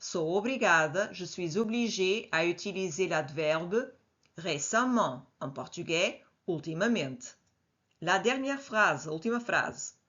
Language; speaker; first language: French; non-native, fluent; Portuguese